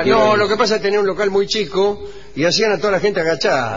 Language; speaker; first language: Spanish; native; Spanish